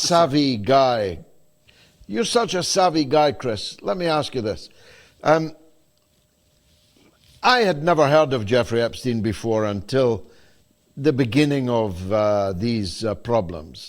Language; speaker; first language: English; native; English